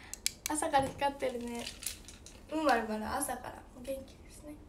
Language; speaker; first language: Japanese; native; Japanese